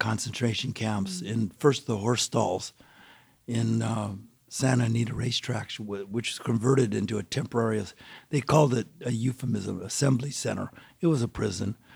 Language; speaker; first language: English; native; English